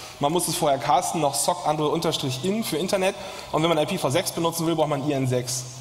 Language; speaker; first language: German; native; German